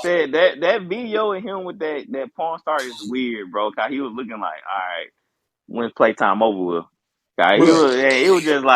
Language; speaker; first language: English; native; English